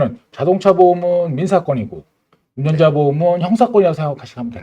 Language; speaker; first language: Korean; native; Korean